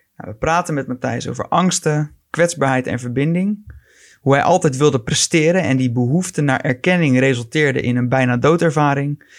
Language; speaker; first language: Dutch; native; Dutch